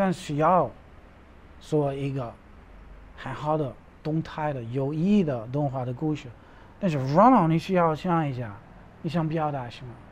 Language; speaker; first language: Chinese; non-native, learner; Dutch